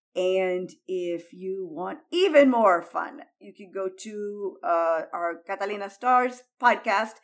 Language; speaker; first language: English; early bilingual, heritage; Spanish